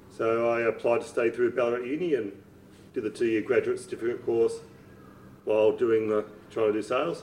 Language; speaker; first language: English; native; English